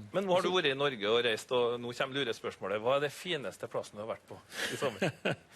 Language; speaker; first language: Norwegian; native; Norwegian